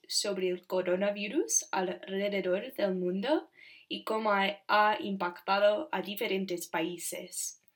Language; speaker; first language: Spanish; non-native, learner; English